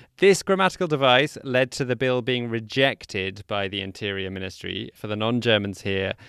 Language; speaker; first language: English; native; English